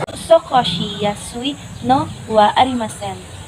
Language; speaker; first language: Japanese; non-native, learner; Filipino